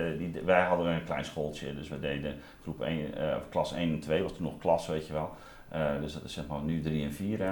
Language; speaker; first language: Dutch; native; Dutch